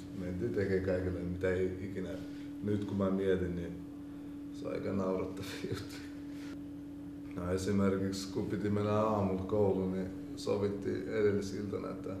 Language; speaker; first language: Finnish; early bilingual, other home language; Albanian